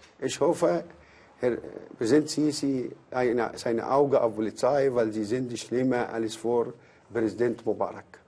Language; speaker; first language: German; non-native, learner; Arabic